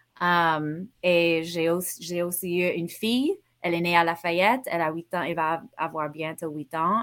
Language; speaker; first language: French; non-native, fluent; English